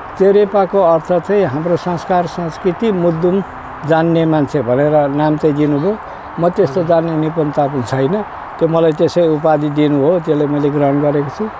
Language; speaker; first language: Nepali; non-native, local second language; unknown